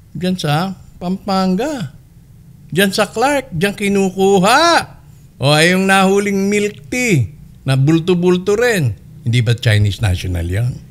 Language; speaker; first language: Filipino; native; Filipino